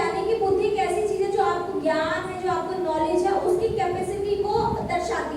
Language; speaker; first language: Hindi; native; Hindi